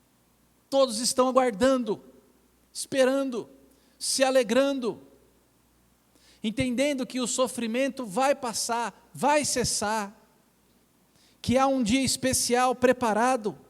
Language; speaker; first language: Portuguese; native; Portuguese